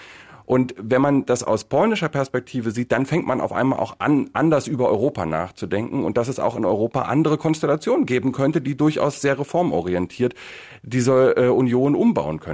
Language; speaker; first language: German; native; German